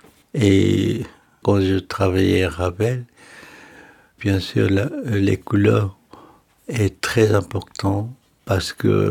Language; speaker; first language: French; non-native, fluent; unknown